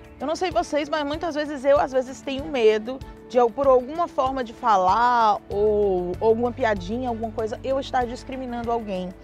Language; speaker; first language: Portuguese; native; Portuguese